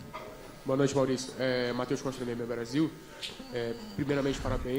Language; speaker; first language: Portuguese; native; Portuguese